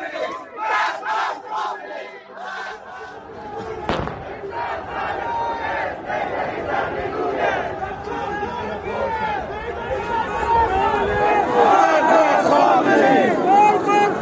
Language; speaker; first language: English; native; English